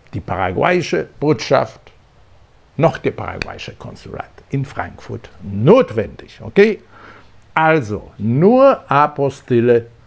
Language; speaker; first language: German; non-native, fluent; Polish